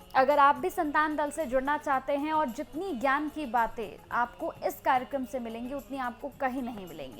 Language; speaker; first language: Hindi; native; Hindi